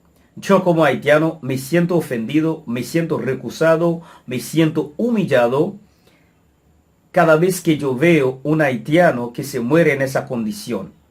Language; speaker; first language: Spanish; non-native, fluent; Haitian Creole